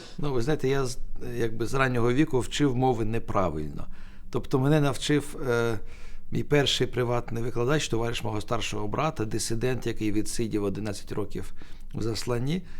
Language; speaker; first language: Ukrainian; non-native, local second language; Russian